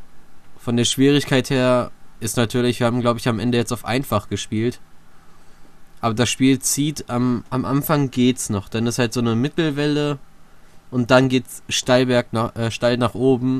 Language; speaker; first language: German; native; German